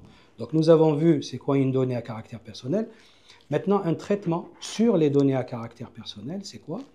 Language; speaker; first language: French; non-native, local second language; Arabic